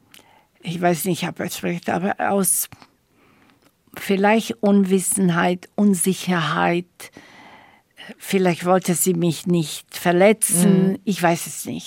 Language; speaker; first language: German; non-native, fluent; Slovak